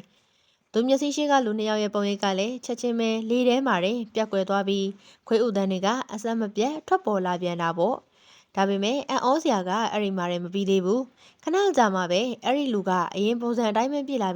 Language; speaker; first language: Burmese; native; Burmese